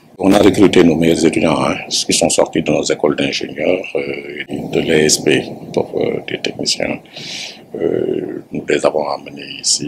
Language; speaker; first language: French; non-native, local second language; Wolof